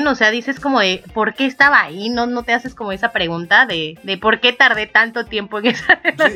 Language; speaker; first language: Spanish; native; Spanish